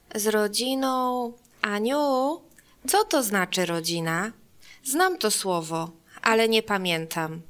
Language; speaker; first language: Polish; non-native, fluent; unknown